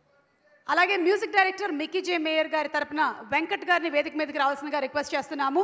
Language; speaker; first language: Telugu; native; Telugu